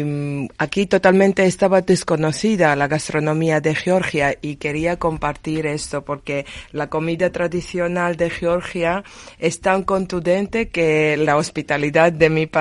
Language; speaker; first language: Spanish; non-native, learner; Georgian